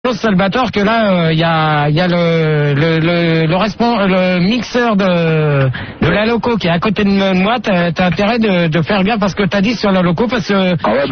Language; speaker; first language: French; native; French